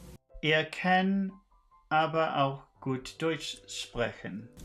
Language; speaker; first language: German; non-native, learner; English